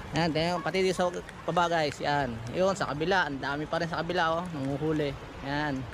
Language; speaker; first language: Filipino; native; Filipino